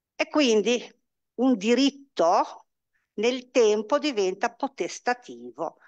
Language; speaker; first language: Italian; native; Italian